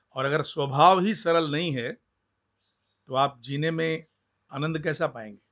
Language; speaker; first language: Hindi; non-native, local second language; Sindhi